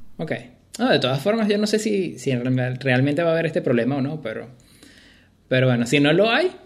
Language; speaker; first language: Spanish; native; Spanish